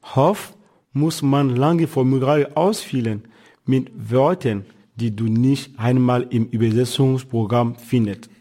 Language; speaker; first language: German; non-native, fluent; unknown